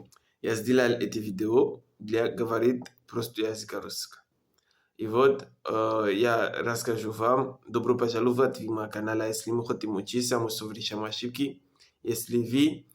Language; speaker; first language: Russian; non-native, learner; French